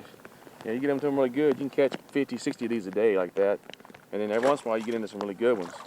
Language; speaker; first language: English; native; English